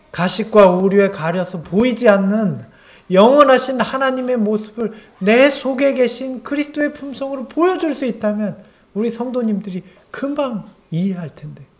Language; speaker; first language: Korean; native; Korean